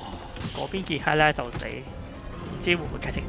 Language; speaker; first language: Chinese; native; Chinese